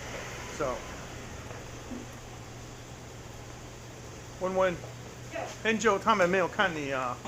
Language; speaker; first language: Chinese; non-native, learner; English